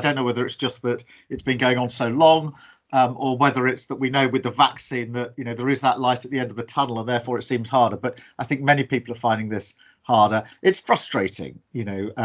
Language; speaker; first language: English; native; English